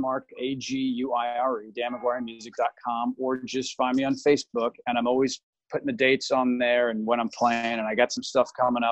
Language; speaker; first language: English; native; English